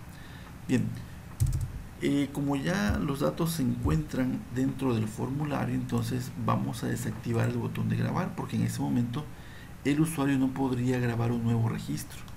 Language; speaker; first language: Spanish; native; Spanish